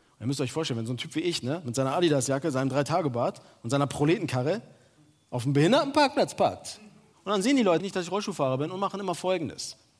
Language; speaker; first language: German; early bilingual, other home language; Turkish